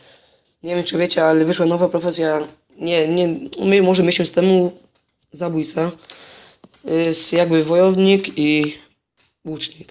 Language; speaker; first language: Polish; native; Polish